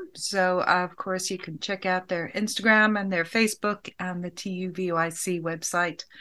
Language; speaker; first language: English; native; English